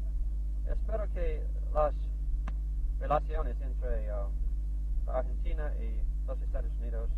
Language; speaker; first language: Spanish; non-native, learner; English